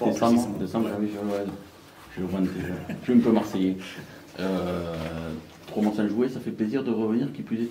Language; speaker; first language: French; native; French